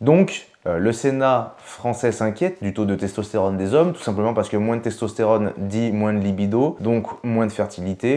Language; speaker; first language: French; native; French